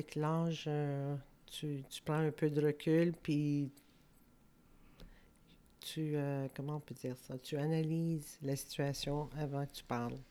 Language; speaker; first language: French; native; French